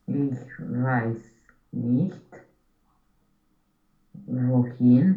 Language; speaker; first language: German; non-native, learner; Romanian